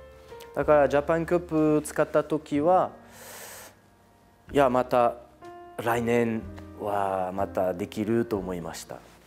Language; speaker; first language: Japanese; non-native, fluent; French